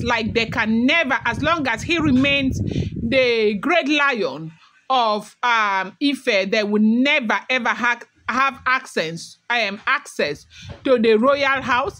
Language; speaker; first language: English; non-native, local second language; Yoruba